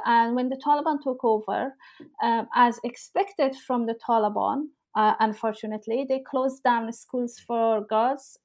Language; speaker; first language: English; non-native, fluent; Persian